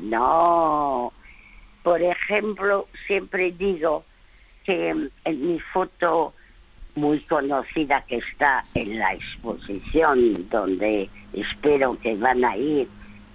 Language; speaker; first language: Spanish; early bilingual, other home language; French